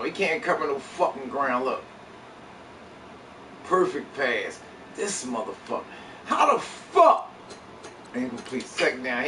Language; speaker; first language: English; native; English